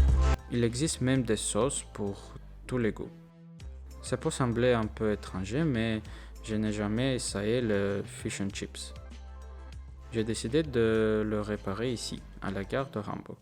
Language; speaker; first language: French; non-native, learner; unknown